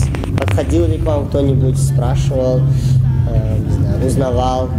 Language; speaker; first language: Russian; native; Russian